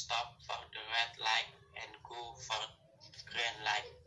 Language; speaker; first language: English; non-native, learner; Indonesian